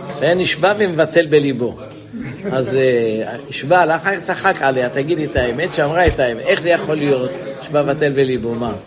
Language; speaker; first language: Hebrew; native; Hebrew